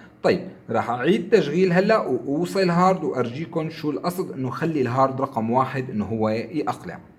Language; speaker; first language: Arabic; native; Arabic